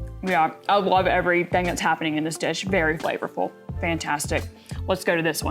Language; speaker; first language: English; native; English